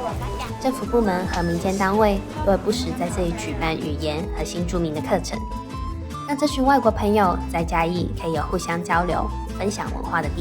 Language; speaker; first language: Chinese; native; Chinese